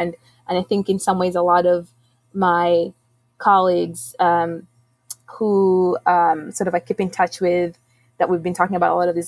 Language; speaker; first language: English; non-native, local second language; Ganda